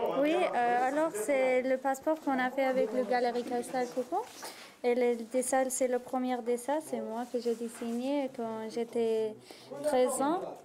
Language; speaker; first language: French; non-native, learner; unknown